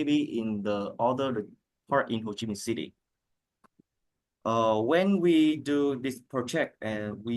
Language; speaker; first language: English; non-native, learner; Vietnamese